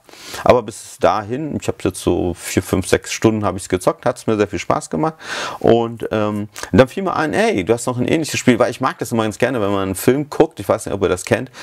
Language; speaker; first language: German; native; German